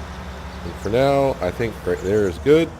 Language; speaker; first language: English; native; English